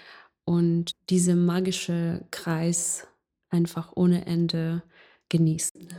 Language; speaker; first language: German; non-native, fluent; Ukrainian